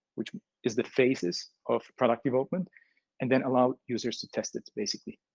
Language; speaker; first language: English; non-native, fluent; Turkish